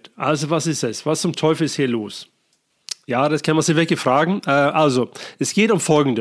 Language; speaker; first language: German; non-native, fluent; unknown